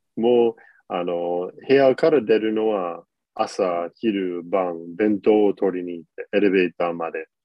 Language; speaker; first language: Japanese; non-native, fluent; English